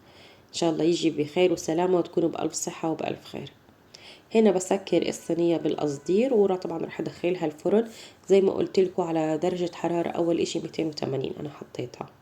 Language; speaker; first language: Arabic; native; Arabic